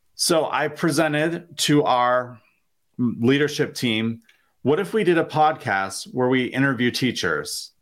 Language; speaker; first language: English; native; English